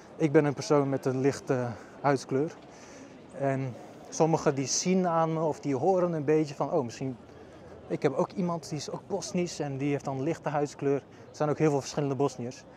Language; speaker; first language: Dutch; early bilingual, other home language; Bosnian